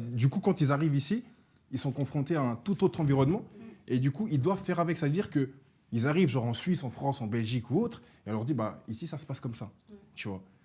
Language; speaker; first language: French; early bilingual, other home language; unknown